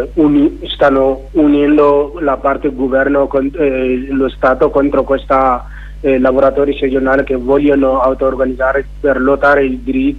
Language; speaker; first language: Italian; non-native, learner; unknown